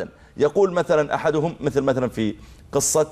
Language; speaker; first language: Arabic; native; Arabic